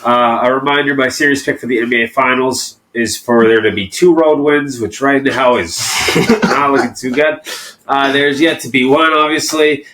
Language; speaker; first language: English; native; English